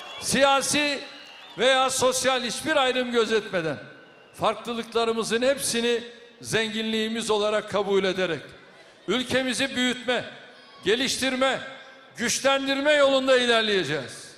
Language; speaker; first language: Turkish; native; Turkish